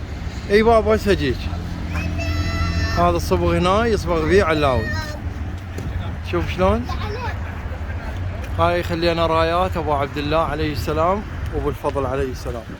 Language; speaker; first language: Arabic; native; Arabic